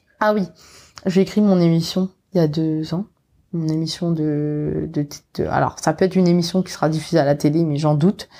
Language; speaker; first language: French; non-native, local second language; Morisyen